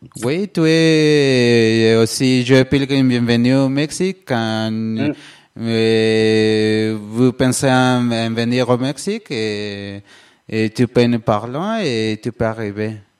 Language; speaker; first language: French; non-native, learner; Spanish